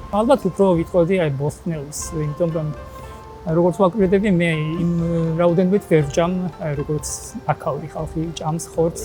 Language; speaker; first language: Georgian; non-native, fluent; Japanese